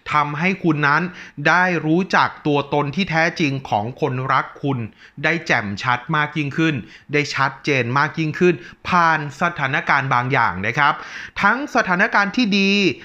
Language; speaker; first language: Thai; native; Thai